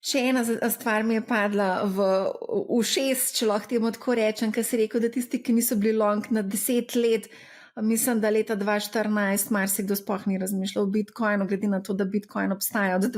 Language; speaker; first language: Slovenian; native; Slovenian